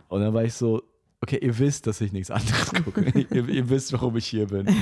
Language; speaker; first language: German; non-native, fluent; Russian